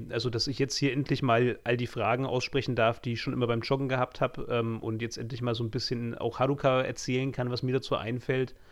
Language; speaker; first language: German; native; German